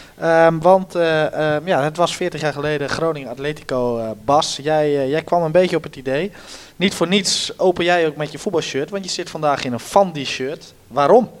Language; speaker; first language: Dutch; native; Dutch